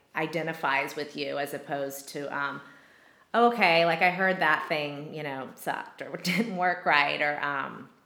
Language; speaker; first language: English; native; English